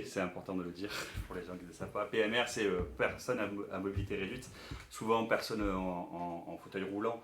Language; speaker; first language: French; native; French